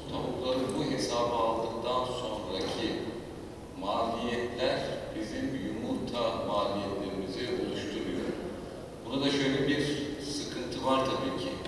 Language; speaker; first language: Turkish; native; Turkish